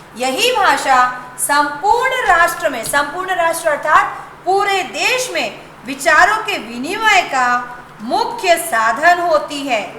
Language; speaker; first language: Hindi; native; Hindi